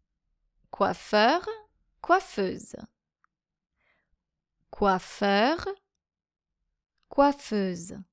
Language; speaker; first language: French; native; French